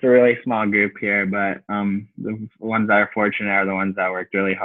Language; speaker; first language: English; native; English